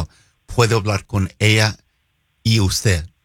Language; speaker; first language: Spanish; non-native, fluent; English